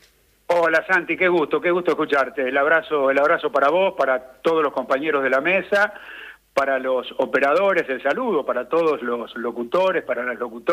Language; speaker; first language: Spanish; native; Spanish